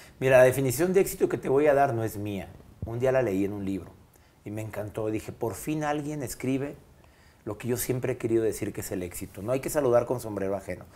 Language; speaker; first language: Spanish; native; Spanish